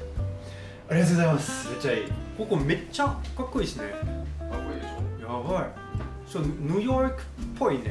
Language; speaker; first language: Japanese; non-native, learner; French